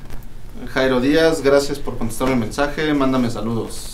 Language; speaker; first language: Spanish; native; Spanish